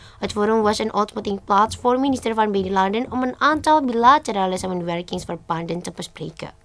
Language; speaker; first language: Dutch; non-native, fluent; Indonesian